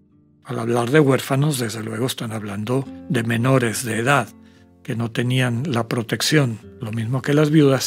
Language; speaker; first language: Spanish; native; Spanish